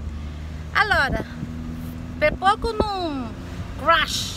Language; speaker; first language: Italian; non-native, learner; Portuguese